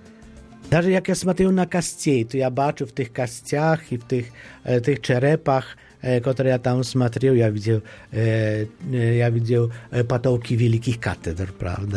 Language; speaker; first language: Polish; non-native, fluent; Ukrainian